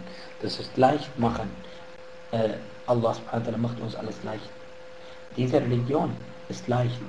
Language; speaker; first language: German; non-native, fluent; Arabic